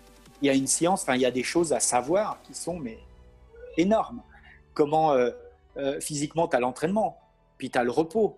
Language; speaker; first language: French; native; French